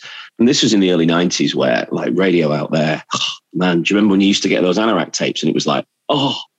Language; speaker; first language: English; native; English